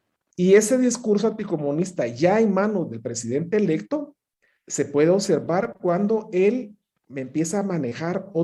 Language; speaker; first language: Spanish; native; Spanish